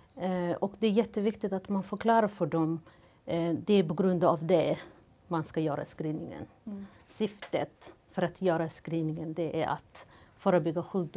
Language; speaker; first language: Swedish; non-native, fluent; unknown